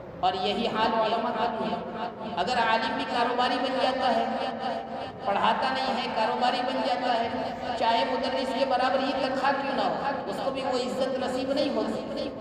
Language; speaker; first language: Urdu; non-native, local second language; Gujarati